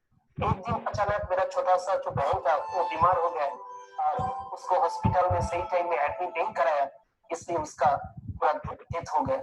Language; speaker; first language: Hindi; non-native, local second language; Bangla